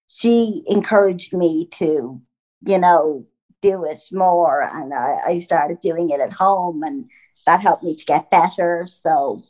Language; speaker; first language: English; native; English